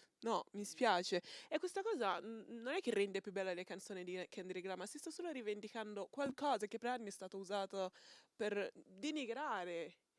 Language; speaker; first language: Italian; early bilingual, other home language; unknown